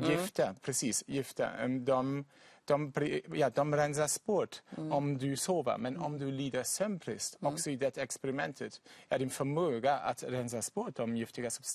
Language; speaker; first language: Swedish; non-native, fluent; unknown